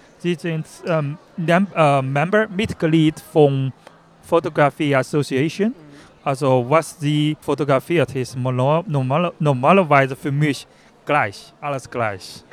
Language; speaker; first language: German; non-native, learner; Chinese